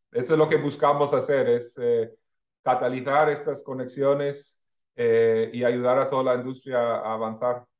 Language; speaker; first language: Spanish; non-native, fluent; English